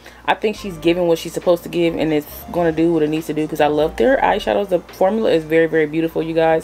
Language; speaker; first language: English; native; English